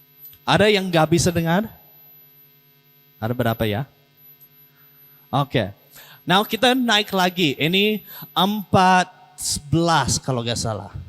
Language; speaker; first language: Indonesian; non-native, learner; English